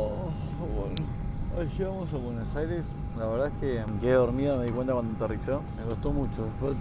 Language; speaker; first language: Spanish; native; Spanish